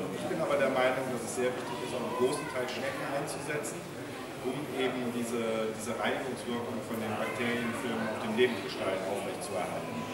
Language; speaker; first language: German; native; German